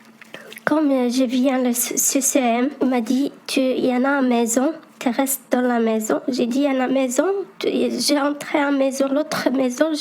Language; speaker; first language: French; non-native, learner; Arabic